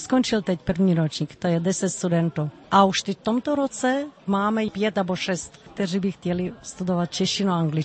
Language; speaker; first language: Czech; non-native, fluent; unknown